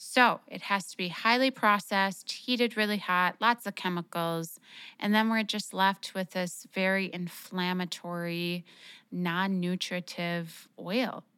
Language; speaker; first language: English; native; English